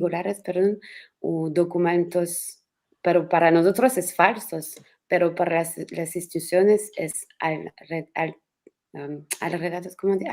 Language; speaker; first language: Spanish; non-native, learner; French